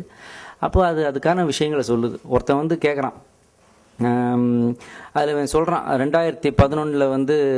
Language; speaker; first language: Tamil; native; Tamil